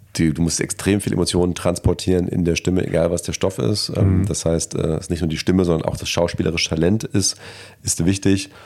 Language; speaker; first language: German; native; German